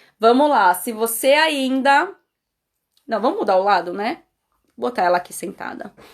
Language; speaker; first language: Portuguese; native; Portuguese